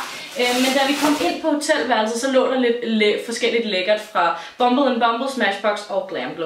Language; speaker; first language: Danish; native; Danish